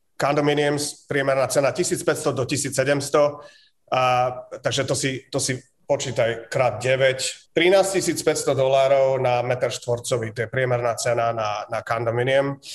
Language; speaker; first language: Slovak; native; Slovak